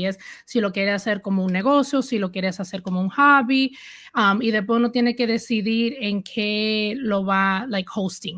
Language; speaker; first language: Spanish; early bilingual, heritage; Spanish